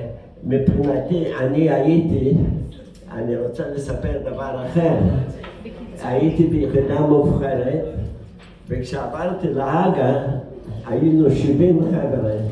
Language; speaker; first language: Hebrew; non-native, fluent; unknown